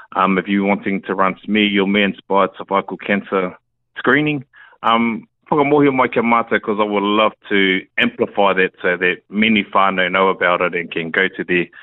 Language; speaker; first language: English; native; English